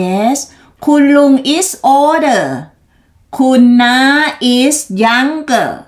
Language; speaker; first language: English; non-native, learner; Thai